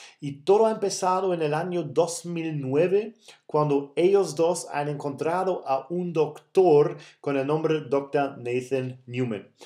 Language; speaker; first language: Spanish; non-native, fluent; German